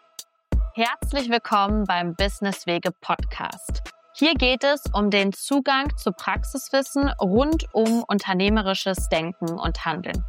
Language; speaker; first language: German; native; German